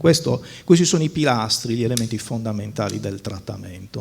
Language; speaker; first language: Italian; native; Italian